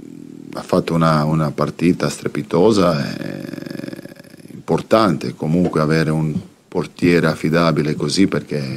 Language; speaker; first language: Italian; non-native, fluent; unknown